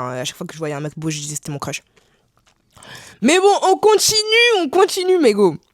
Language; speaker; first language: French; native; French